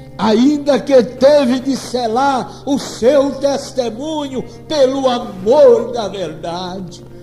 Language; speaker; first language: Portuguese; native; Portuguese